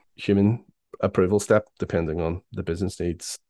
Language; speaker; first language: English; native; English